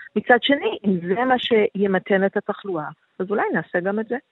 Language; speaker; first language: Hebrew; native; Hebrew